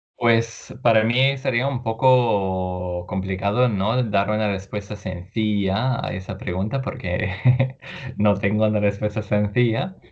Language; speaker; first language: Spanish; non-native, fluent; Arabic